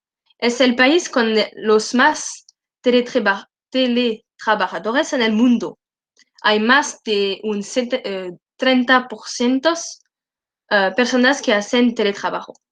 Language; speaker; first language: Spanish; non-native, learner; French